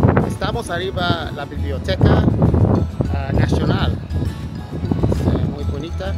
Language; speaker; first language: Spanish; non-native, learner; English